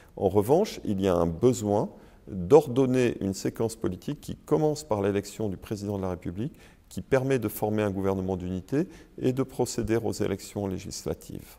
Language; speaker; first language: French; native; French